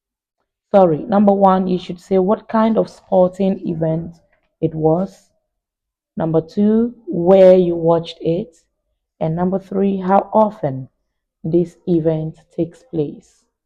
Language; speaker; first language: English; non-native, fluent; Vietnamese